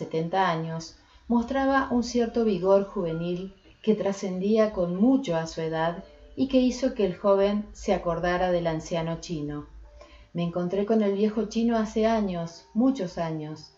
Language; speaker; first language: Spanish; native; Spanish